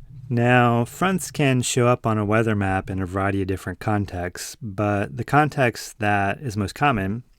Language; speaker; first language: English; native; English